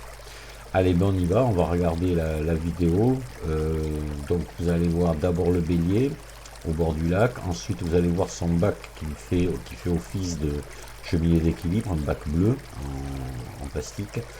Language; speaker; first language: French; native; French